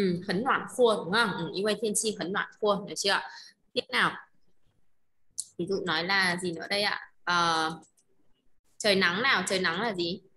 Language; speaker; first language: Vietnamese; native; Vietnamese